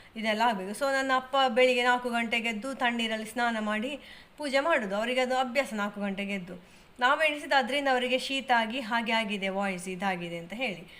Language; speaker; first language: Kannada; native; Kannada